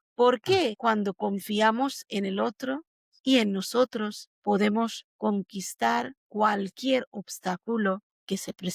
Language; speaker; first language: Spanish; non-native, fluent; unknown